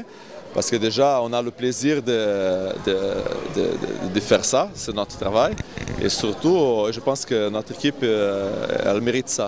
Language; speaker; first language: French; non-native, fluent; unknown